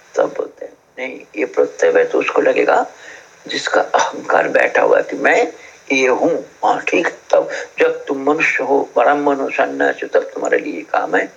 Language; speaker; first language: Hindi; native; Hindi